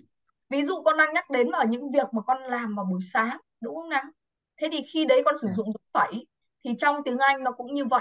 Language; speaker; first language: Vietnamese; native; Vietnamese